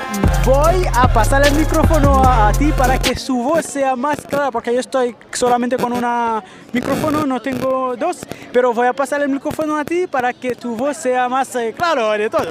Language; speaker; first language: Spanish; non-native, learner; Haitian Creole